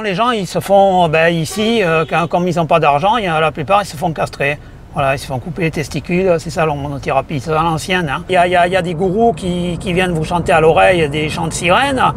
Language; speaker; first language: French; native; French